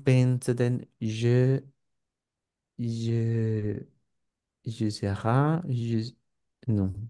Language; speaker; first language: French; non-native, learner; Spanish